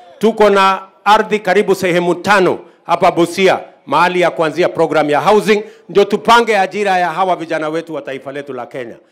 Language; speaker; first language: Swahili; non-native, local second language; Kalenjin